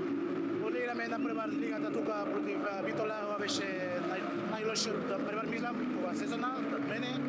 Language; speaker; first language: Macedonian; non-native, learner; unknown